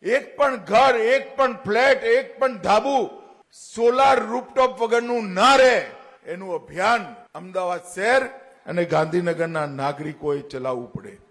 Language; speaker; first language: Gujarati; native; Gujarati